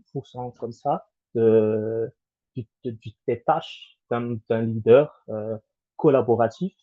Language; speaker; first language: French; non-native, local second language; Malagasy